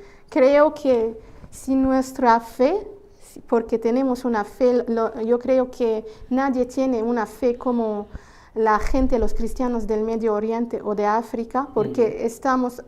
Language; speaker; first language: Spanish; non-native, fluent; Arabic